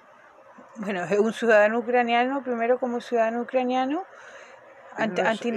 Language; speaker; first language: Portuguese; non-native, fluent; Spanish